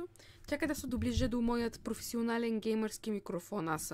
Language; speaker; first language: Bulgarian; native; Bulgarian